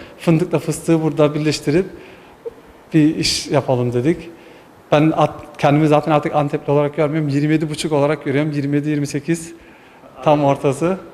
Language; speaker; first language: Turkish; native; Turkish